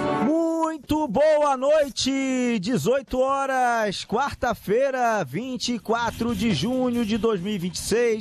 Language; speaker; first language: Portuguese; native; Portuguese